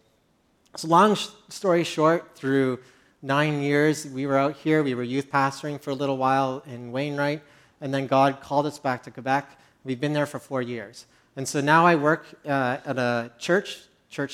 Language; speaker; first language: English; native; English